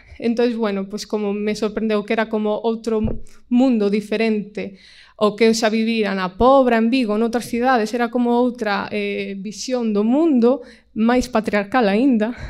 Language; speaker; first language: Galician; non-native, local second language; Spanish